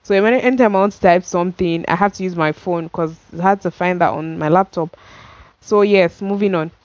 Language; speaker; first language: English; non-native, local second language; Yoruba